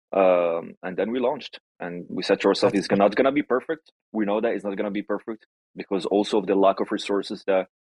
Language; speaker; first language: English; non-native, fluent; Italian